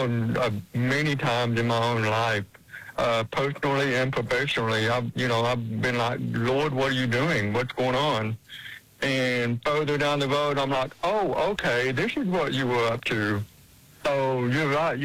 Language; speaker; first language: English; native; English